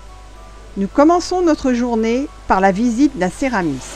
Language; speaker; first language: French; native; French